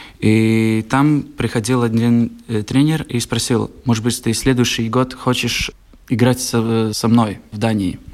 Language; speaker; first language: Russian; non-native, local second language; Latvian